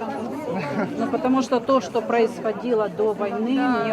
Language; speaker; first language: Russian; native; Russian